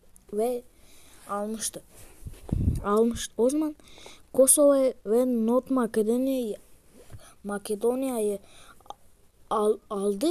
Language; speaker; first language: Turkish; early bilingual, heritage; Turkish